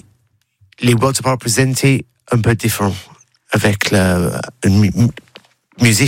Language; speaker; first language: French; non-native, learner; English